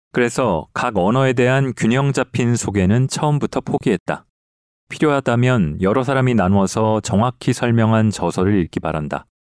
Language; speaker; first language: Korean; native; Korean